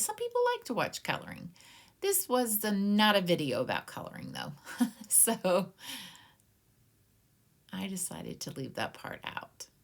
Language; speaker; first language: English; native; English